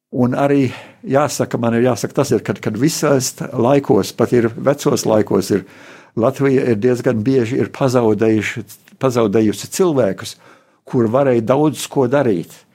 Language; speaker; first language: Latvian; early bilingual, heritage; Latvian